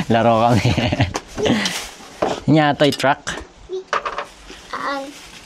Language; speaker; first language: Filipino; native; Filipino